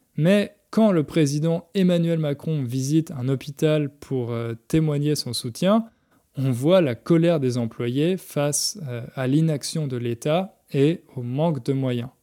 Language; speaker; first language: French; native; French